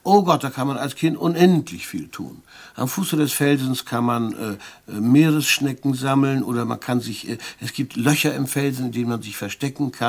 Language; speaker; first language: German; native; German